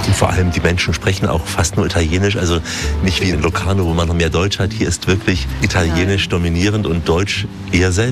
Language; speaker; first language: German; native; German